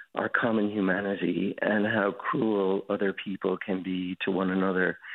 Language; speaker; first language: English; native; English